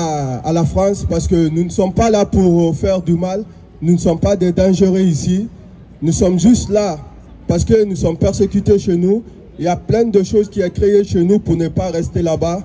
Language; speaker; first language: French; non-native, fluent; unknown